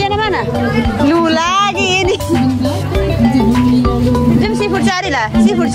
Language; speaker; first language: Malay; non-native, learner; Nepali